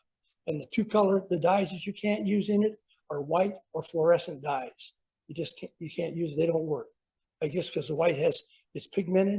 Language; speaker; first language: English; native; English